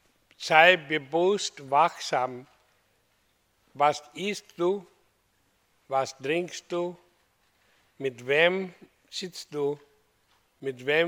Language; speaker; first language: German; non-native, learner; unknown